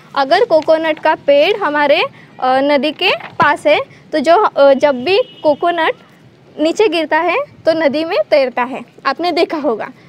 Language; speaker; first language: Hindi; non-native, local second language; Marathi